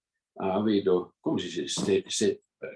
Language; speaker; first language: Spanish; non-native, fluent; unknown